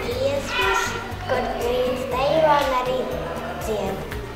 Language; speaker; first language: Latvian; early bilingual, heritage; Latvian